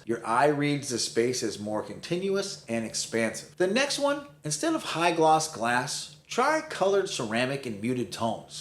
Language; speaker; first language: English; native; English